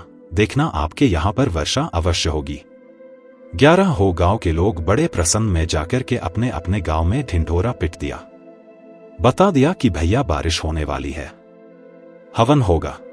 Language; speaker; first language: Hindi; native; Hindi